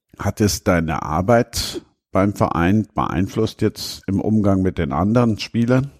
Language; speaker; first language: German; native; German